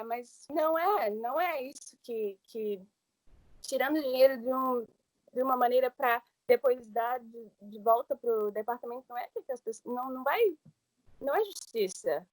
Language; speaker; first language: Portuguese; early bilingual, heritage; English